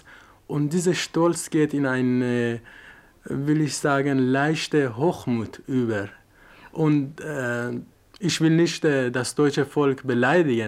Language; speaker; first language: German; non-native, fluent; Persian